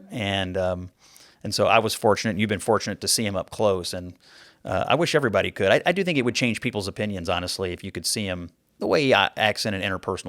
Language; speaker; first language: English; native; English